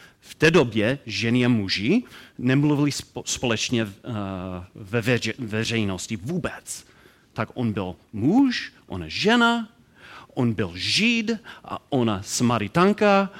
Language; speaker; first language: Czech; non-native, learner; English